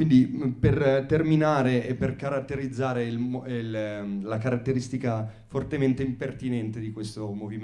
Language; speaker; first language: Italian; native; Italian